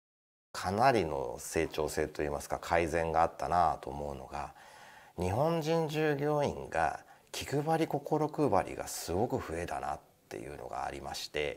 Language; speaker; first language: Japanese; native; Japanese